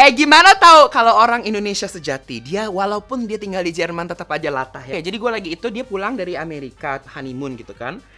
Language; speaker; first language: Indonesian; native; Indonesian